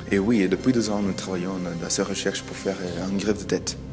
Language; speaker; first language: French; non-native, learner; Spanish